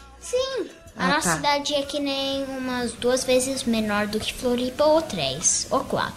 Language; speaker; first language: Portuguese; early bilingual, heritage; Portuguese